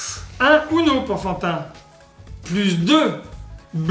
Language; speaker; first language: French; native; French